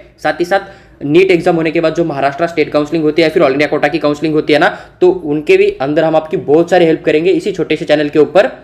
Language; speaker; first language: Hindi; non-native, local second language; Marathi